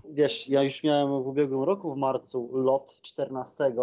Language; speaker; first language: Polish; native; Polish